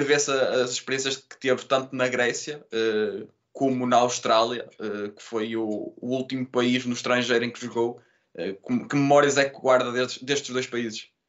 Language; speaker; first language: Portuguese; native; Portuguese